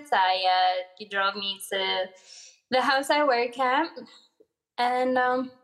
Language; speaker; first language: English; early bilingual, other home language; Arabic